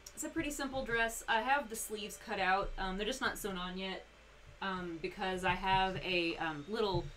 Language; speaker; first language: English; native; English